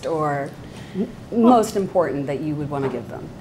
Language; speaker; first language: English; non-native, local second language; Bangla